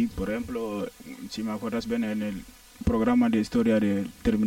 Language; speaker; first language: Spanish; non-native, learner; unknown